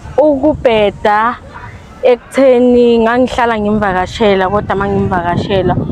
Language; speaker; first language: Zulu; native; Zulu